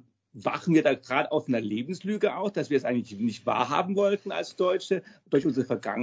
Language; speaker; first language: German; native; German